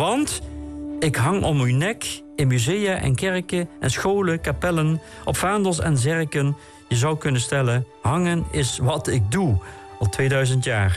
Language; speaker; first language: Dutch; native; Dutch